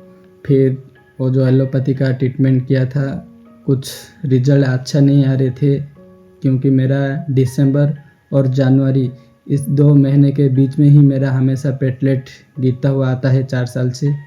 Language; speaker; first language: Hindi; non-native, local second language; Odia